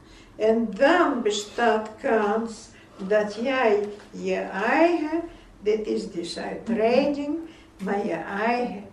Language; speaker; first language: Dutch; non-native, fluent; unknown